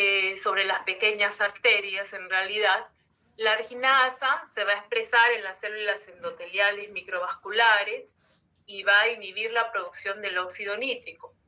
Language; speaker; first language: Spanish; native; Spanish